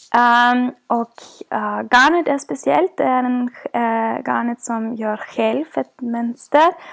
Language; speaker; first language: Swedish; non-native, fluent; German